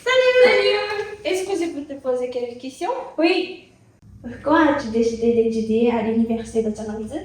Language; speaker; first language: French; non-native, learner; Japanese